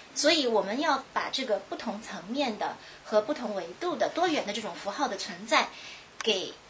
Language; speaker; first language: Chinese; native; Chinese